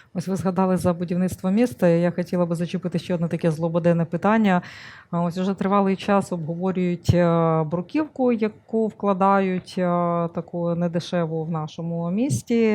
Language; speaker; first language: Ukrainian; native; Ukrainian